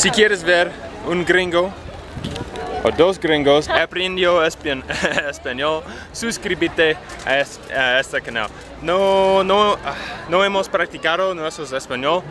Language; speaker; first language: Spanish; non-native, learner; English